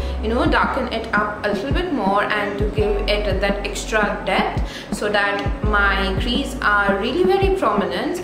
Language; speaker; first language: English; non-native, local second language; Bangla